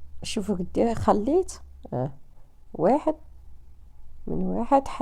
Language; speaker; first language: Arabic; native; Arabic